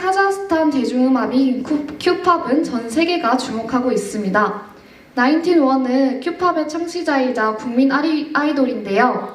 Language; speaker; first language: Korean; native; Korean